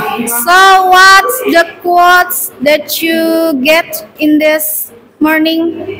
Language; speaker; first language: English; non-native, learner; Indonesian